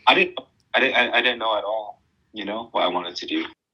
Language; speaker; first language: English; early bilingual, other home language; Vietnamese